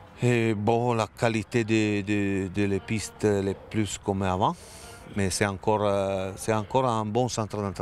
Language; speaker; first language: French; non-native, learner; Italian